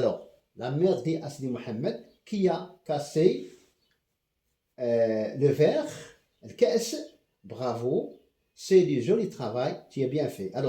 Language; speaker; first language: French; non-native, local second language; Arabic